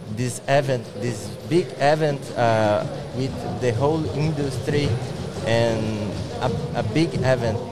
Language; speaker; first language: English; non-native, learner; Portuguese